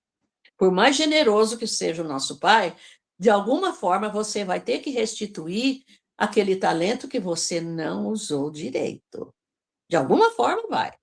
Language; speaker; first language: Portuguese; native; Portuguese